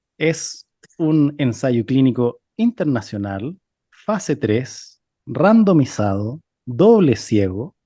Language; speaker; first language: Spanish; native; Spanish